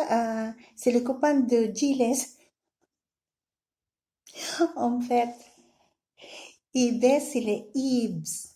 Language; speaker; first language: French; non-native, learner; Filipino